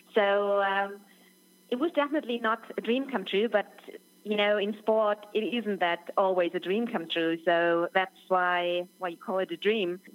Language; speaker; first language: English; non-native, fluent; German